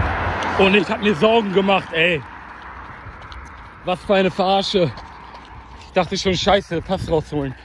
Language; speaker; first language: German; early bilingual, other home language; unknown